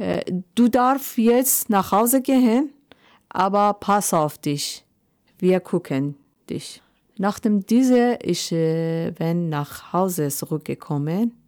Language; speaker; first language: German; non-native, learner; Persian